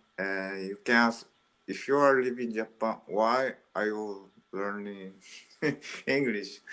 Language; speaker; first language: English; non-native, learner; Portuguese